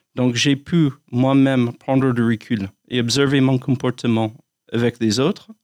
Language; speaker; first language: French; non-native, fluent; English